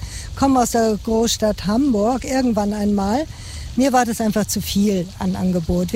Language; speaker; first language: German; native; German